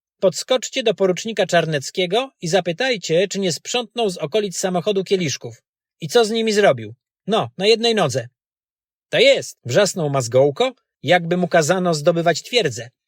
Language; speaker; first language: Polish; native; Polish